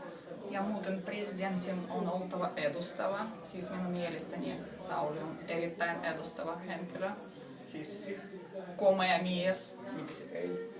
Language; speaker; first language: Finnish; non-native, fluent; Russian